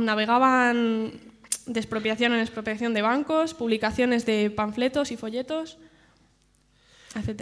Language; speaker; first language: Spanish; native; Spanish